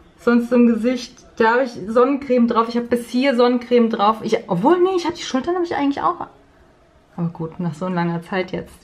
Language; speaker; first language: German; native; German